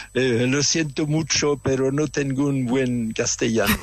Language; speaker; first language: Spanish; non-native, fluent; French